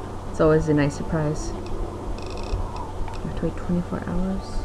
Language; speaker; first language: English; native; English